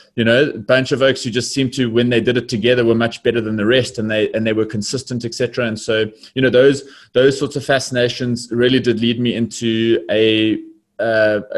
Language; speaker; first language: English; native; English